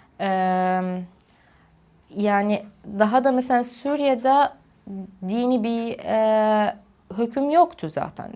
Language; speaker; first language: Turkish; non-native, fluent; Arabic